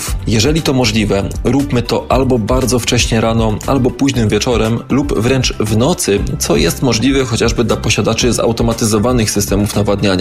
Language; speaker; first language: Polish; native; Polish